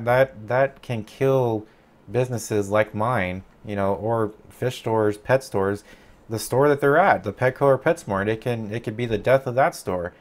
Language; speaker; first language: English; native; English